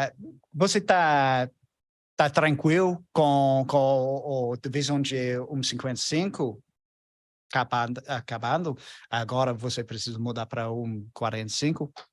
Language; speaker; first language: Portuguese; non-native, learner; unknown